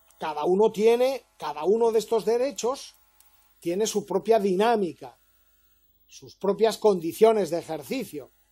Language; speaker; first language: Spanish; native; Spanish